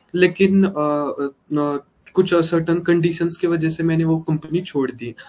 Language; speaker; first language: Hindi; non-native, local second language; Marathi